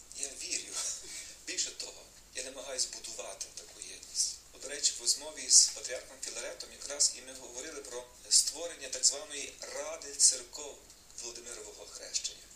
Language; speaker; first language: Ukrainian; native; Ukrainian